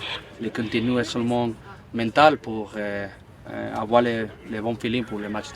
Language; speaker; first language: French; non-native, fluent; Spanish